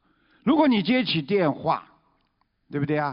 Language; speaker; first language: Chinese; native; Chinese